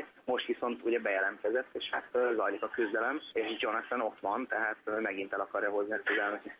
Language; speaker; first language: Hungarian; native; Hungarian